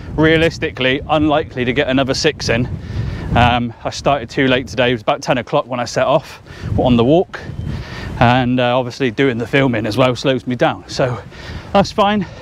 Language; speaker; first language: English; native; English